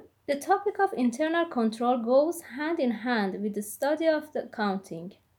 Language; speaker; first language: English; non-native, fluent; Persian